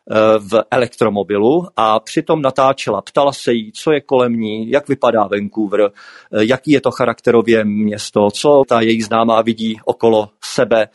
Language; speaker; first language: Czech; native; Czech